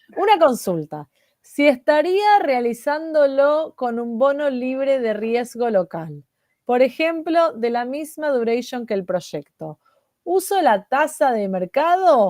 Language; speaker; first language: Spanish; native; Spanish